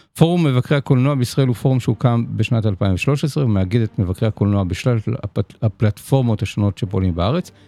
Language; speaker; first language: Hebrew; native; Hebrew